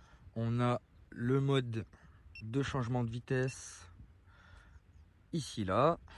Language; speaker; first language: French; native; French